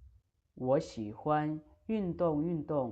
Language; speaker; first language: Chinese; non-native, fluent; Lao